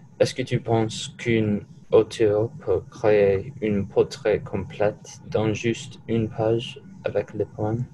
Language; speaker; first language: French; non-native, learner; English